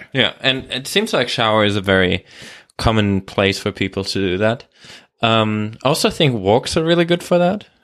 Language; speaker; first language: English; non-native, fluent; German